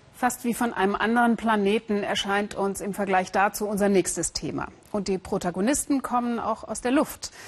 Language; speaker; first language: German; native; German